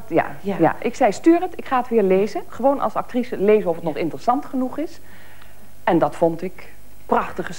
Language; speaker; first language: Dutch; native; Dutch